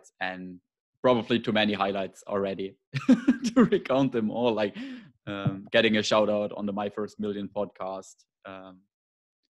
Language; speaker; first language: English; non-native, fluent; German